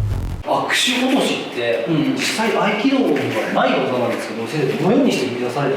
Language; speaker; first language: Japanese; native; Japanese